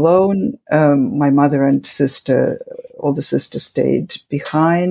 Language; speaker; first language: English; non-native, fluent; Russian